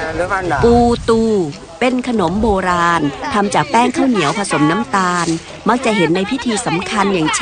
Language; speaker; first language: Thai; native; Thai